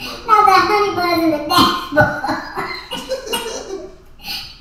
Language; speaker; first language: English; native; English